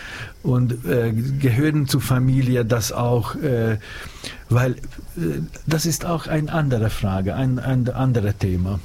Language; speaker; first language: German; non-native, learner; Hungarian